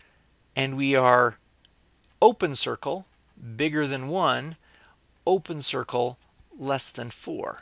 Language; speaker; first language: English; native; English